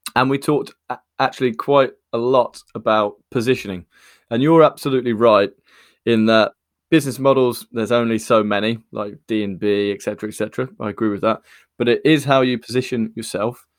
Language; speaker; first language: English; native; English